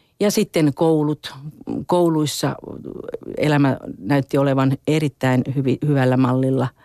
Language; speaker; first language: Finnish; native; Finnish